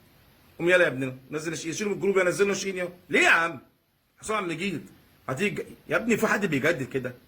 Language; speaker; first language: Arabic; native; Arabic